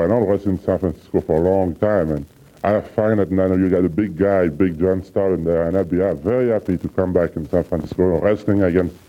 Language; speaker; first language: English; non-native, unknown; French